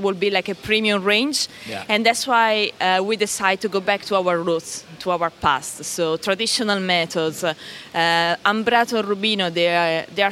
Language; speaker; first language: English; non-native, fluent; Italian